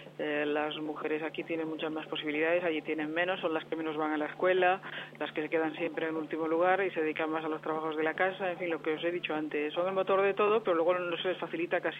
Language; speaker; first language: Spanish; native; Spanish